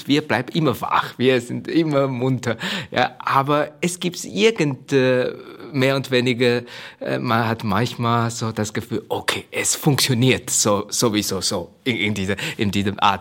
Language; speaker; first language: German; non-native, fluent; Chinese